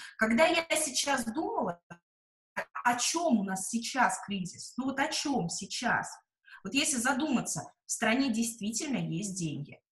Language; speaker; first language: Russian; native; Russian